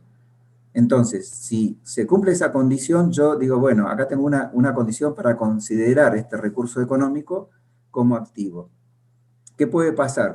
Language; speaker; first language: Spanish; native; Spanish